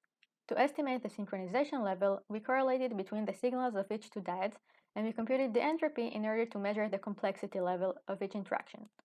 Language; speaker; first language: English; non-native, fluent; Hebrew